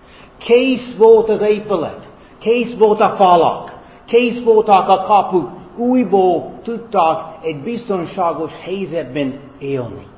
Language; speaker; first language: Hungarian; non-native, fluent; German